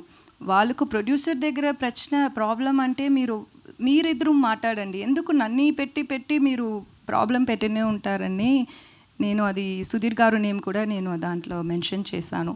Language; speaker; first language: Telugu; non-native, learner; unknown